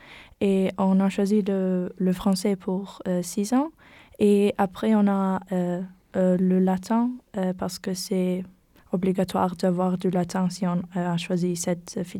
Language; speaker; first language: French; non-native, learner; German